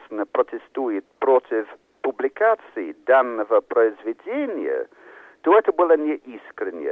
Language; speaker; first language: Russian; non-native, fluent; English